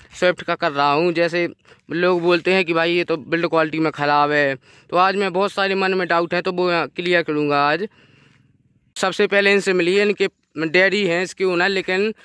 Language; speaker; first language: Hindi; native; Hindi